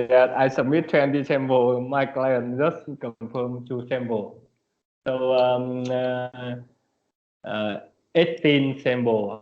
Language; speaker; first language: English; non-native, learner; Vietnamese